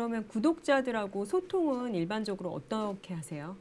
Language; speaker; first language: Korean; native; Korean